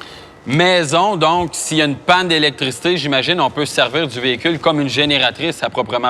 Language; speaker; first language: French; native; French